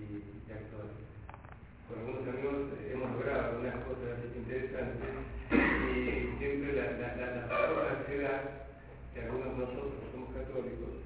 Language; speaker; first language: Spanish; native; Spanish